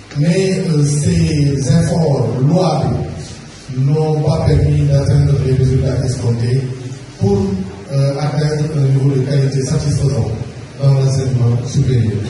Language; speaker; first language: French; non-native, local second language; Wolof